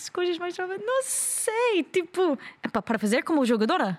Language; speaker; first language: Portuguese; non-native, learner; English